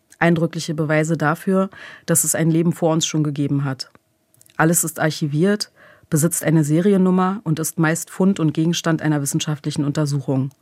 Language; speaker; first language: German; early bilingual, other home language; Croatian